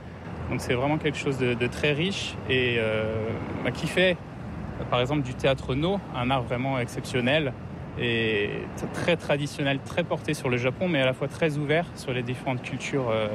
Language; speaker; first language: French; native; French